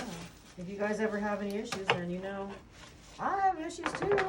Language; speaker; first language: English; native; English